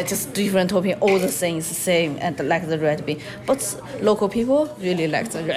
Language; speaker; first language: English; non-native, learner; Chinese